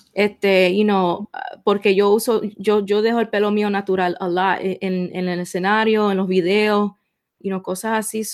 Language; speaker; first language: Spanish; early bilingual, heritage; Spanish